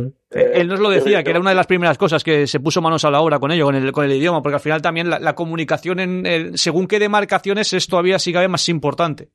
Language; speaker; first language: Spanish; native; Spanish